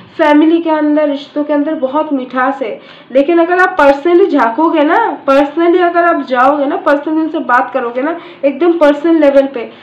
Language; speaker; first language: Hindi; native; Hindi